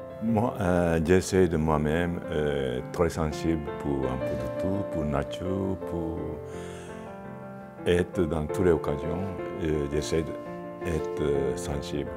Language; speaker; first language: French; non-native, fluent; Japanese